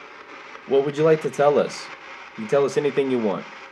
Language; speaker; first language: English; native; English